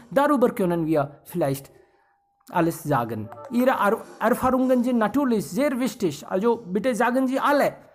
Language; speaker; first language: German; non-native, fluent; Hindi